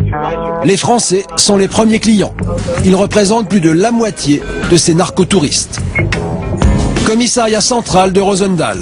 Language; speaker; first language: French; native; French